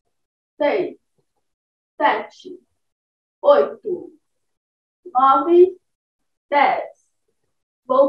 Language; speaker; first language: Portuguese; native; Portuguese